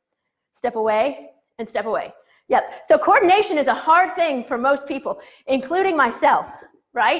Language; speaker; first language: English; native; English